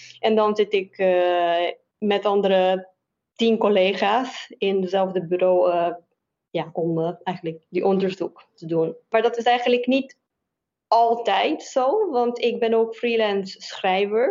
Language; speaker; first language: Dutch; non-native, fluent; Romanian